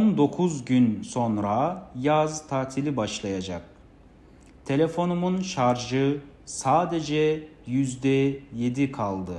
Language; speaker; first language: Turkish; non-native, fluent; Kazakh